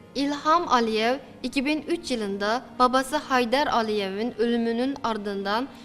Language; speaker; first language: Turkish; non-native, fluent; Uyghur